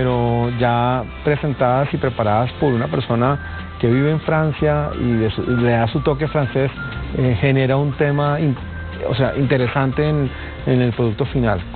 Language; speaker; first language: Spanish; native; Spanish